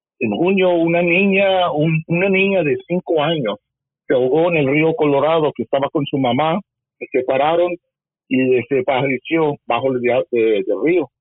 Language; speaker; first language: Spanish; early bilingual, heritage; Spanish